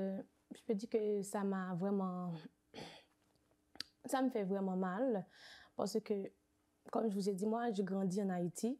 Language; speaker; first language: French; non-native, local second language; Haitian Creole